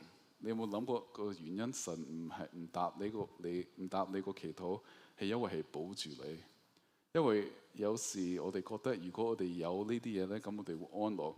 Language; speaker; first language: Cantonese; early bilingual, heritage; Cantonese